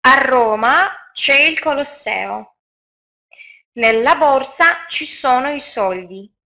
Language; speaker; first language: Italian; non-native, fluent; Russian